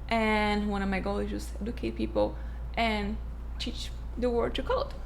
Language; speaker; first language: English; non-native, fluent; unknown